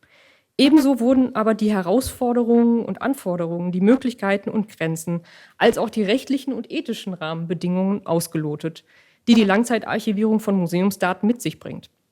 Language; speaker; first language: German; native; German